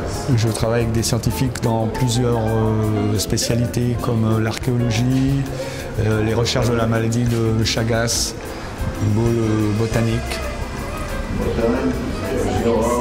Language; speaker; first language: French; non-native, fluent; Portuguese